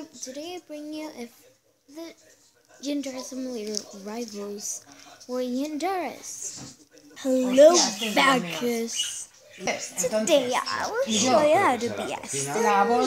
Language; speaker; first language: English; non-native, learner; Spanish